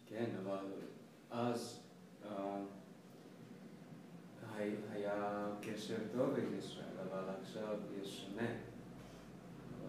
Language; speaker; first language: Hebrew; non-native, learner; Finnish